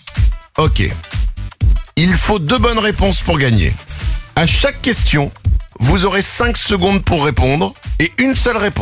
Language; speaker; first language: French; native; French